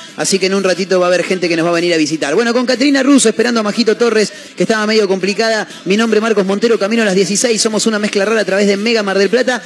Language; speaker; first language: Spanish; native; Spanish